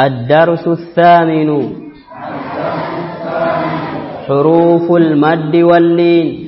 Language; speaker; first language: Arabic; non-native, fluent; Swahili